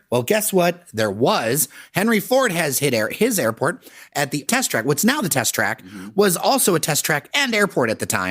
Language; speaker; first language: English; native; English